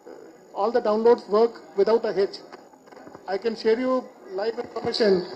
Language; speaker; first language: English; non-native, local second language; Telugu